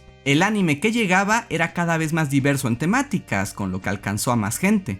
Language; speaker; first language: Spanish; native; Spanish